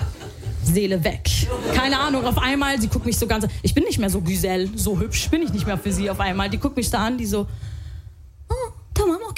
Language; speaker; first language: German; early bilingual, other home language; Arabic